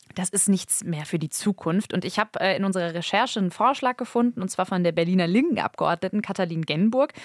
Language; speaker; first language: German; native; German